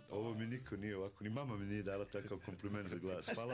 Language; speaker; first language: Serbian; native; Serbian